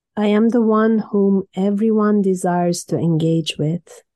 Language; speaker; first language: English; non-native, fluent; Turkish